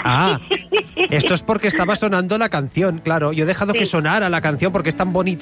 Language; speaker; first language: Spanish; native; Spanish